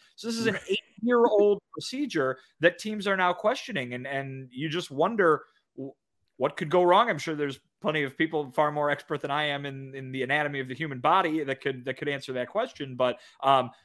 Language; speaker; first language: English; native; English